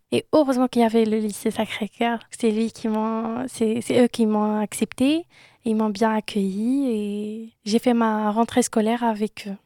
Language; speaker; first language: French; non-native, local second language; Arabic